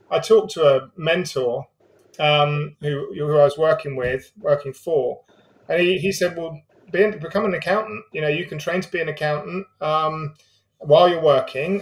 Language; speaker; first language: English; native; English